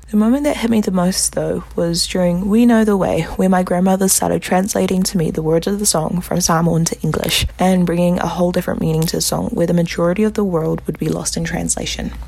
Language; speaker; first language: English; native; English